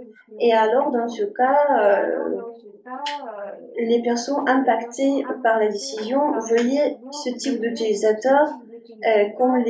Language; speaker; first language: French; non-native, fluent; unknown